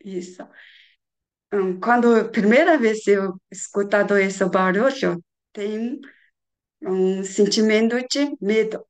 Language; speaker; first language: Portuguese; non-native, learner; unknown